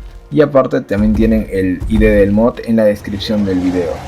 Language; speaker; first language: Spanish; native; Spanish